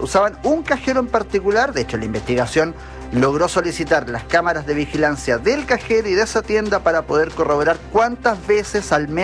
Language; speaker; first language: Spanish; native; Spanish